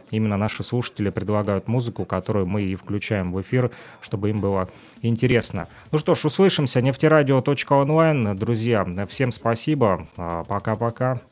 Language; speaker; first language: Russian; native; Russian